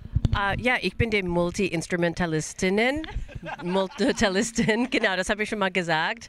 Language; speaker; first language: German; early bilingual, other home language; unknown